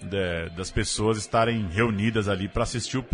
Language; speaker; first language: Portuguese; native; Portuguese